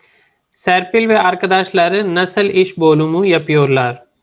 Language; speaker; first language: Turkish; non-native, fluent; Urdu